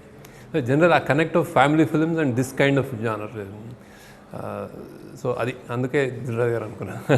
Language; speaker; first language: Telugu; native; Telugu